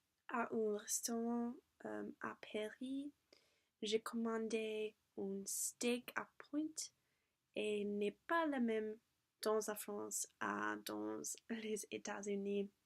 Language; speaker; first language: French; non-native, learner; English